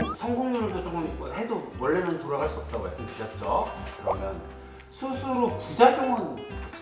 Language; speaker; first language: Korean; native; Korean